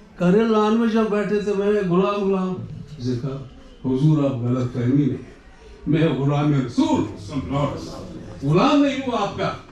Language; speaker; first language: Urdu; non-native, local second language; Kashmiri